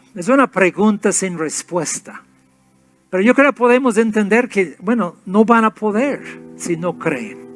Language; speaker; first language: Spanish; non-native, fluent; English